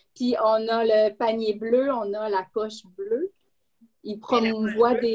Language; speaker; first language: French; native; French